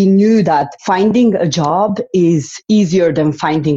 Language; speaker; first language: English; non-native, fluent; Slovenian